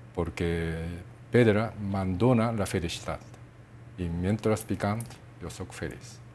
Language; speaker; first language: Catalan; non-native, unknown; Japanese